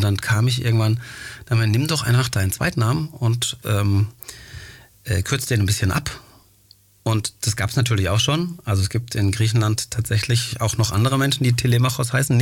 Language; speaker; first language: German; early bilingual, other home language; Greek